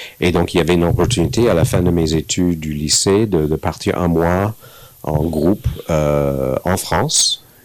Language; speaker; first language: French; non-native, fluent; English